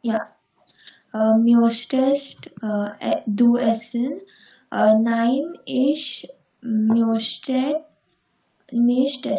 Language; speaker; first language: German; non-native, learner; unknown